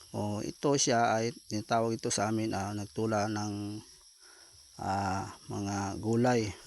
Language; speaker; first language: Filipino; non-native, local second language; Cebuano